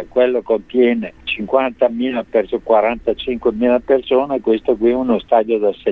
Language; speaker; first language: Italian; native; Italian